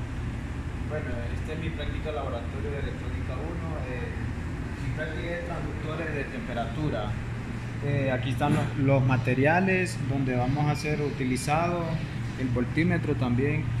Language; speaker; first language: Spanish; native; Spanish